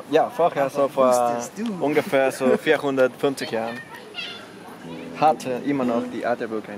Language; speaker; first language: German; non-native, learner; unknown